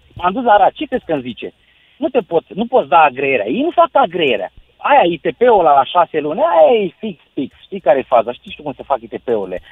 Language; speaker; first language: Romanian; native; Romanian